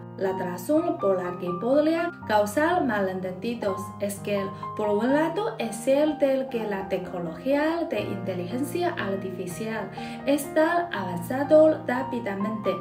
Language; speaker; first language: Spanish; non-native, fluent; Chinese